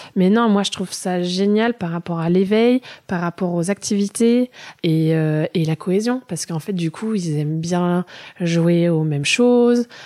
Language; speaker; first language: French; early bilingual, other home language; German